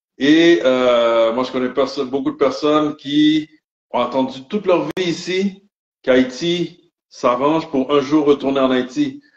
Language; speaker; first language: French; native; French